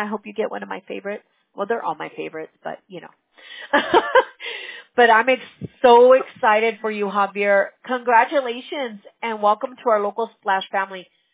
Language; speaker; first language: English; early bilingual, other home language; Spanish